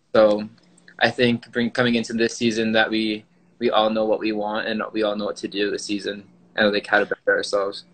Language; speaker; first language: English; native; English